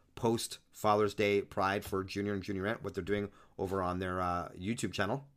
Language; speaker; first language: English; early bilingual, other home language; Spanish